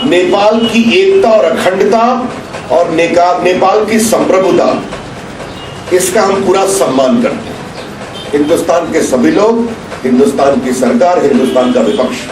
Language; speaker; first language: Hindi; native; Hindi